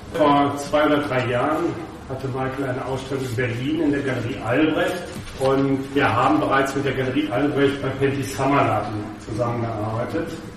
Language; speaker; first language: German; native; German